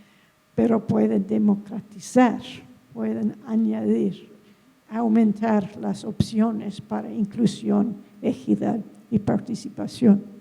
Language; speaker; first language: Spanish; non-native, fluent; English